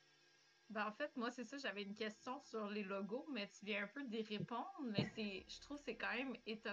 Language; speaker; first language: French; native; French